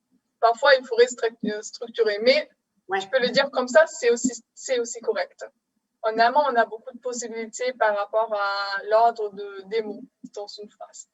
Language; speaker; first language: French; non-native, fluent; German